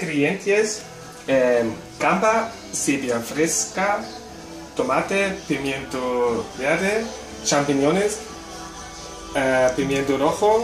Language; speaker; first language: Spanish; non-native, learner; German